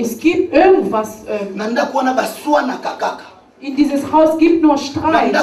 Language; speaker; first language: German; non-native, learner; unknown